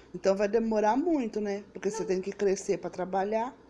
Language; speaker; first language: Portuguese; native; Portuguese